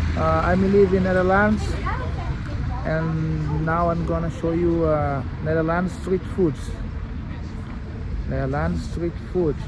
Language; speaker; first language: English; non-native, learner; Portuguese